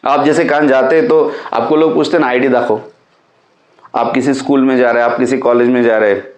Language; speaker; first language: Hindi; non-native, local second language; Marathi